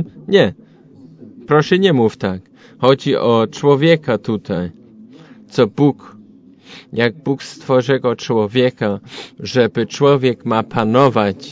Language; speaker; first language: Polish; non-native, learner; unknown